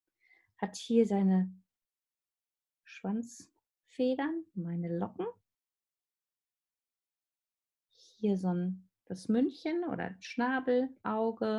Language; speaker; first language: German; native; German